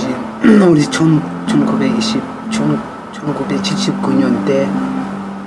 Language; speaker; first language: Korean; non-native, learner; Tibetan